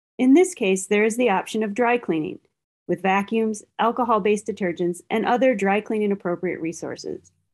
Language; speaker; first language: English; native; English